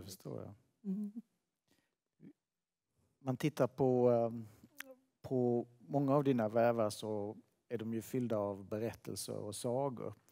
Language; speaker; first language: Swedish; native; Swedish